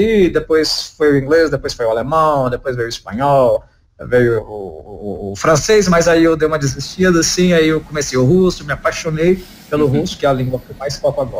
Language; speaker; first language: Portuguese; native; Portuguese